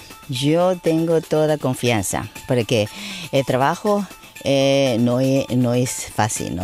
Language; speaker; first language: Spanish; non-native, fluent; Chinese